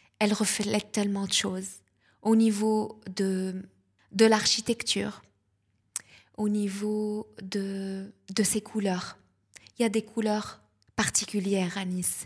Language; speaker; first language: French; non-native, local second language; Arabic